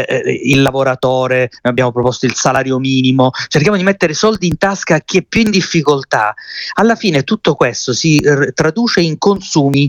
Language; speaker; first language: Italian; native; Italian